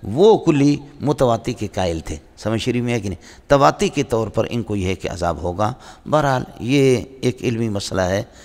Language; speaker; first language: Urdu; non-native, local second language; Brahui